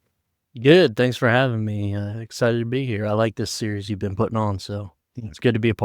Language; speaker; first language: English; native; English